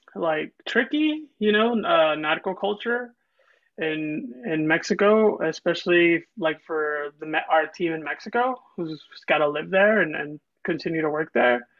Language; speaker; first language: English; early bilingual, other home language; Spanish